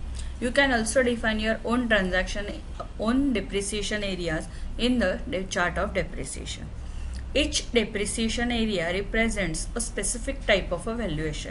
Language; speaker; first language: English; non-native, local second language; Hindi